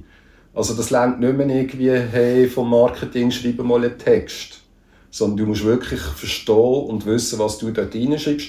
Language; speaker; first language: German; native; German